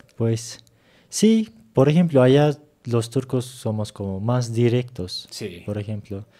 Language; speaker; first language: Spanish; non-native, fluent; Turkish